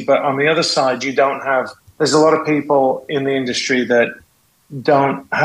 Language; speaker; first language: English; native; English